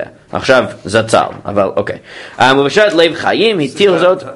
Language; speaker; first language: Hebrew; non-native, fluent; English